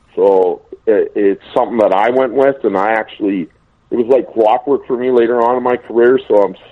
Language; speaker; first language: English; native; English